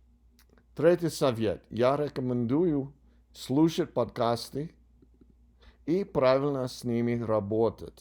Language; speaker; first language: Russian; non-native, learner; English